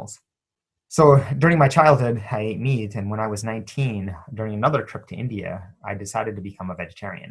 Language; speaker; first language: English; native; English